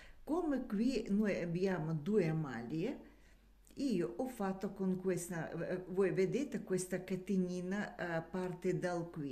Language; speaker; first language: Italian; non-native, learner; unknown